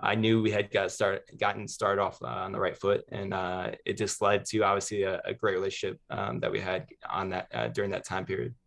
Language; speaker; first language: English; native; English